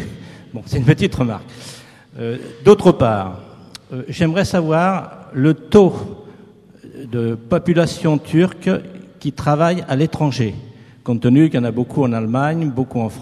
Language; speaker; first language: French; native; French